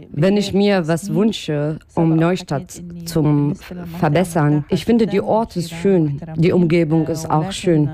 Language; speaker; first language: German; non-native, learner; Arabic